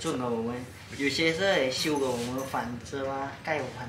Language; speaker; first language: Chinese; early bilingual, heritage; Chinese